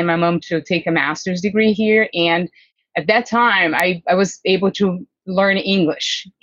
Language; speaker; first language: English; non-native, fluent; Portuguese